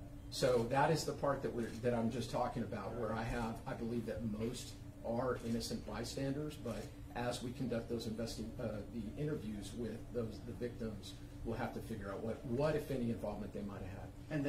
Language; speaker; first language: English; early bilingual, other home language; Spanish